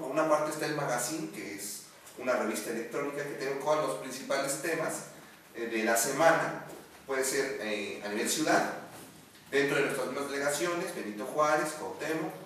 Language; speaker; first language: Spanish; native; Spanish